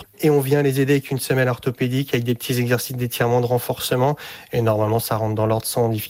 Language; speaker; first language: French; native; French